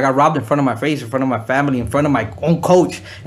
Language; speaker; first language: English; early bilingual, other home language; Spanish